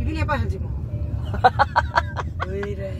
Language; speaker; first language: Korean; native; Korean